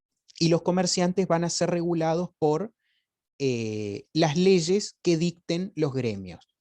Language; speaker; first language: Spanish; native; Spanish